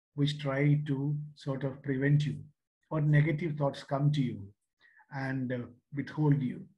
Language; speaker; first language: English; non-native, local second language; Malayalam